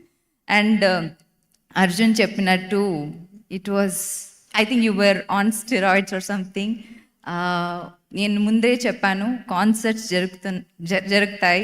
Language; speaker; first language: Telugu; non-native, fluent; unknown